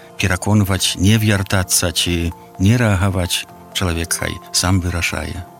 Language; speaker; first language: Belarusian; native; Belarusian